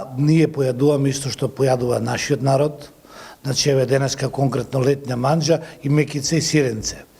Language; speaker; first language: Macedonian; non-native, local second language; Serbian